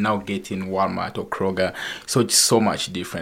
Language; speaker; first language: English; non-native, fluent; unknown